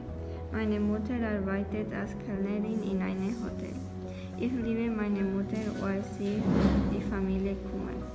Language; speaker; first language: German; non-native, learner; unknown